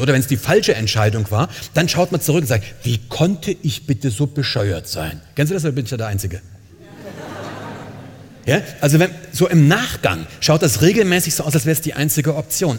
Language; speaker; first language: German; native; German